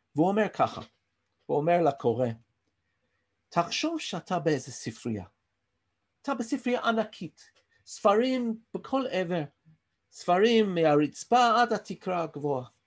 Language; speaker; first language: Hebrew; non-native, fluent; English